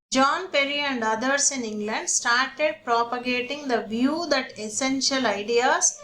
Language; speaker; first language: English; non-native, local second language; Telugu